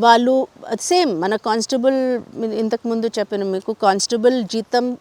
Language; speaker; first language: Telugu; non-native, local second language; Hindi